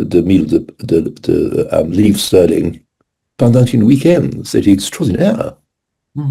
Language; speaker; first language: French; non-native, fluent; English